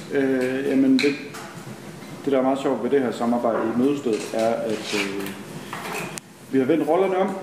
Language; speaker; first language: Danish; native; Danish